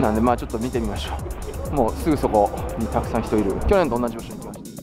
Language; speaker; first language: Japanese; native; Japanese